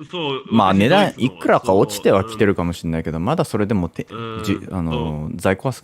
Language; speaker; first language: Japanese; native; Japanese